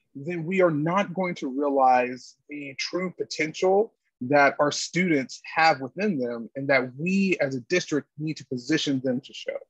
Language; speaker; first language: English; native; English